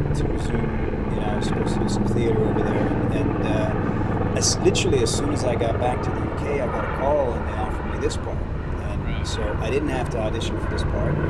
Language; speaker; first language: English; non-native, fluent; Arabic